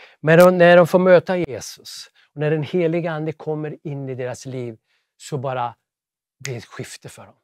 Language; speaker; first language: Swedish; native; Swedish